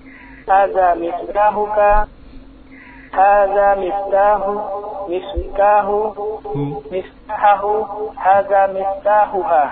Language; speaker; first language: Arabic; non-native, learner; Indonesian